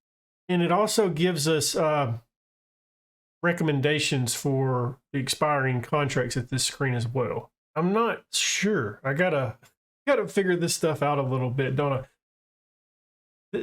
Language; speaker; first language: English; native; English